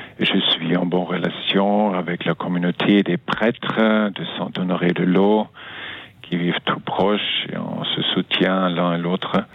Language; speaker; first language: French; non-native, fluent; German